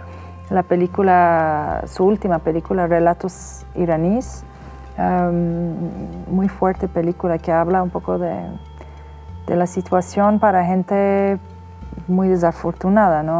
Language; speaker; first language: Spanish; non-native, fluent; Persian